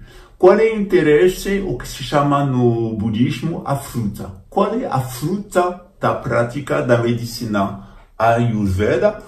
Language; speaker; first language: Portuguese; non-native, fluent; French